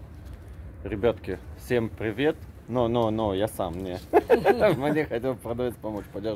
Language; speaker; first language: Russian; native; Russian